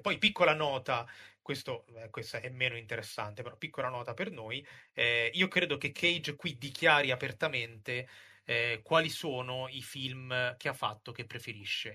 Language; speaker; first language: Italian; native; Italian